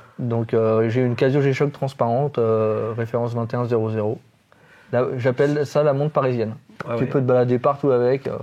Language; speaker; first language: French; native; French